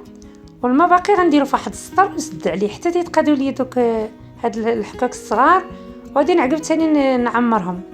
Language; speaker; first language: Arabic; native; Arabic